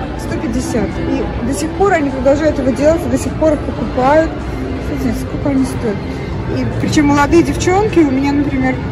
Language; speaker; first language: Russian; native; Russian